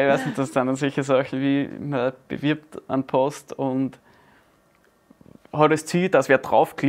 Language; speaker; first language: German; native; German